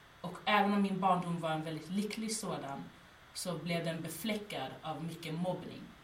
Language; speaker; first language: Swedish; early bilingual, other home language; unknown